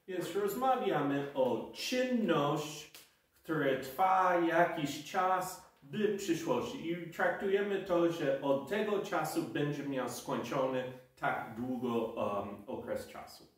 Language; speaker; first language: Polish; non-native, fluent; English